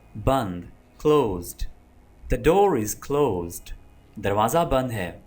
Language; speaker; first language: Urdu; non-native, local second language; Punjabi